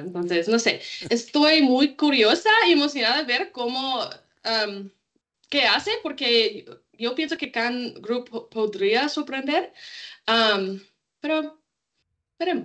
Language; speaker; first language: Spanish; non-native, learner; English